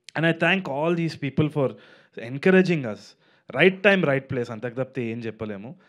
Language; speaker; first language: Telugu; native; Telugu